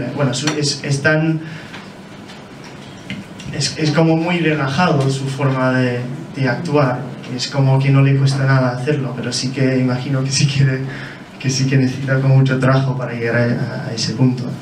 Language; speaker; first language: Spanish; non-native, fluent; English